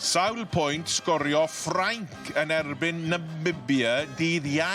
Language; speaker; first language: Welsh; non-native, learner; English